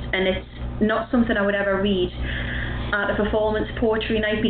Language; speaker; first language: English; native; English